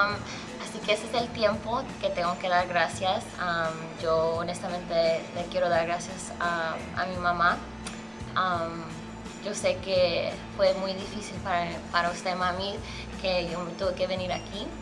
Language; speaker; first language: Spanish; early bilingual, heritage; Spanish